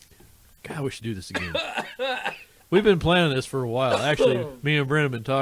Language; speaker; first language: English; native; English